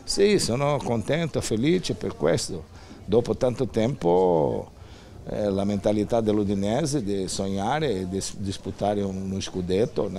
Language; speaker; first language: Italian; non-native, fluent; Portuguese